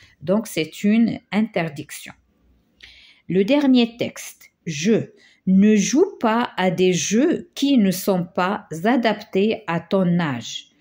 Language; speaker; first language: French; non-native, local second language; Arabic